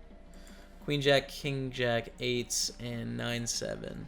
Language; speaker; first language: English; native; English